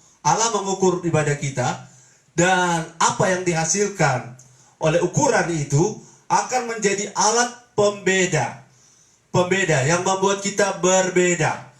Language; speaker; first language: Indonesian; native; Indonesian